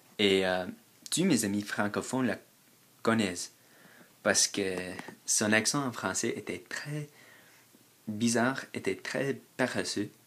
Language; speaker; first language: French; non-native, fluent; English